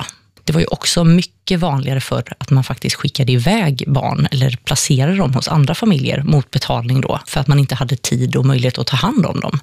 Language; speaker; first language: Swedish; native; Swedish